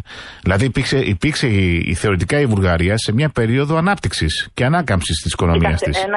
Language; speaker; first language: Greek; native; Greek